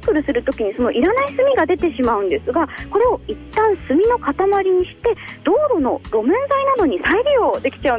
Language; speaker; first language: Japanese; native; Japanese